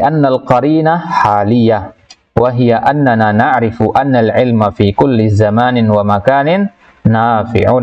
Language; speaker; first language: Arabic; non-native, fluent; Indonesian